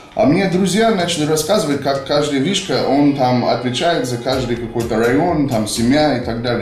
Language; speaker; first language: Russian; non-native, fluent; English